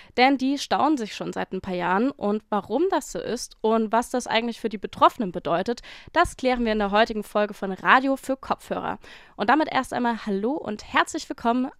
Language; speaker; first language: German; native; German